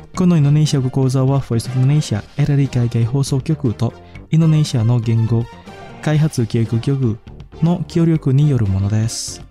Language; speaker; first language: Japanese; non-native, fluent; Indonesian